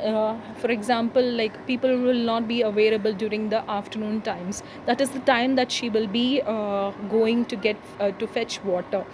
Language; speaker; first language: English; non-native, local second language; Tamil